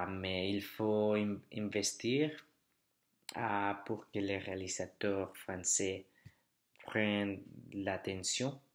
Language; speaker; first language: French; non-native, learner; Spanish